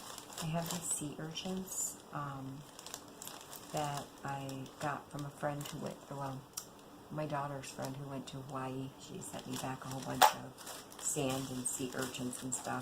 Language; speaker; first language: English; native; English